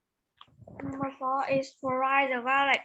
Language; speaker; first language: English; non-native, learner; Vietnamese